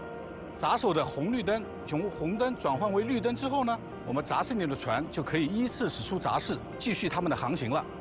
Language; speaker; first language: Chinese; native; Chinese